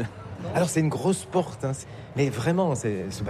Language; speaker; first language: French; native; French